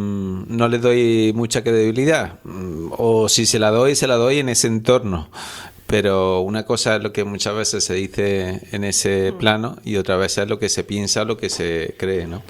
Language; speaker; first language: Spanish; native; Spanish